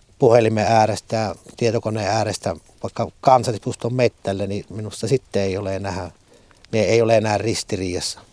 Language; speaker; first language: Finnish; native; Finnish